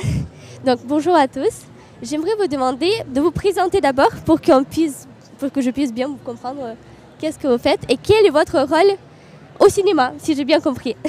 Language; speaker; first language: French; non-native, fluent; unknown